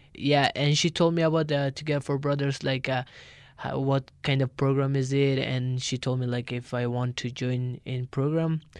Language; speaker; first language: English; non-native, learner; Turkish